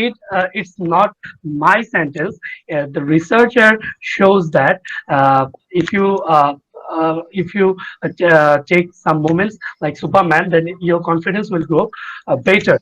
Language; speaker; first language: English; non-native, fluent; Bangla